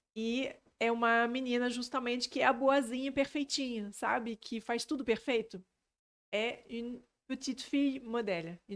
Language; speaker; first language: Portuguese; non-native, fluent; French